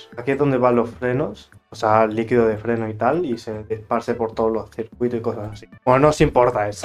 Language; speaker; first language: Spanish; native; Spanish